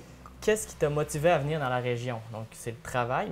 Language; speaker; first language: French; native; French